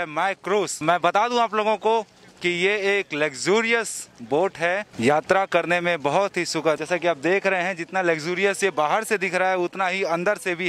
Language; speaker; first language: Hindi; native; Hindi